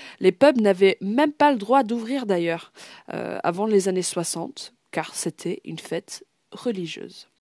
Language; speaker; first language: French; non-native, fluent; English